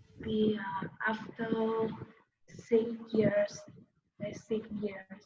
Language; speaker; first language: English; non-native, learner; Vietnamese